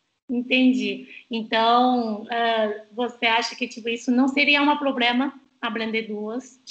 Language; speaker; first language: Portuguese; non-native, fluent; Chinese